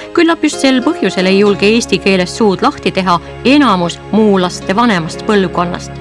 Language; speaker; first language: Estonian; native; Estonian